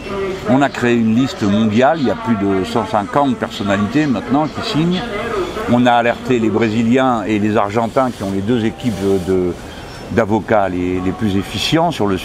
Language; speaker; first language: French; native; French